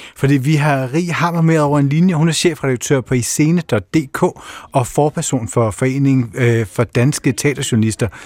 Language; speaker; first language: Danish; native; Danish